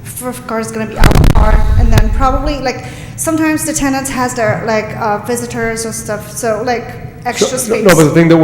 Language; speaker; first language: English; non-native, fluent; Polish